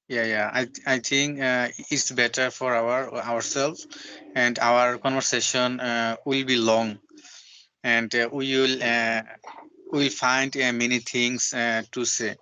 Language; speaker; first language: English; non-native, learner; Bangla